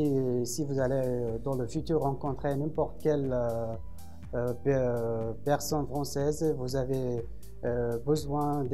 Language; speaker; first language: French; non-native, fluent; Arabic